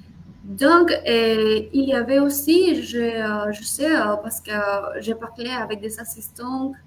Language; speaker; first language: French; non-native, fluent; Spanish